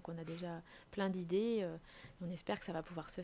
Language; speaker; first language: French; native; French